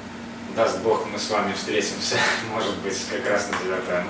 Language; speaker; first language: Russian; native; Russian